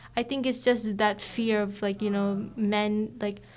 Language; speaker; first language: English; native; English